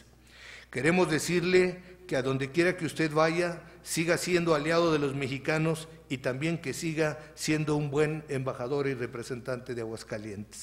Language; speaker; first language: Spanish; native; Spanish